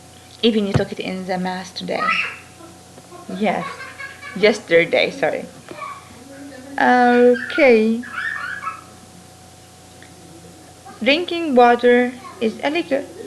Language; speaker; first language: English; non-native, fluent; Arabic